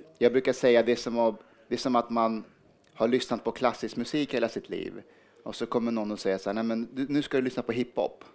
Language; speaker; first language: Swedish; early bilingual, other home language; Persian